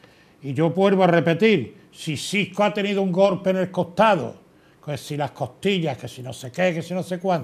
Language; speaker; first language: Spanish; native; Spanish